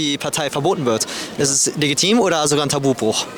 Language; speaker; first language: German; native; German